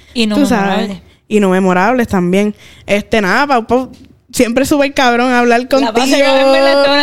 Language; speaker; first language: Spanish; native; Spanish